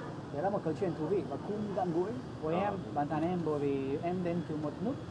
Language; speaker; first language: Vietnamese; non-native, fluent; Serbian